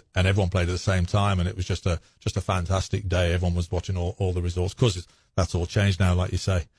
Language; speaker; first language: English; native; English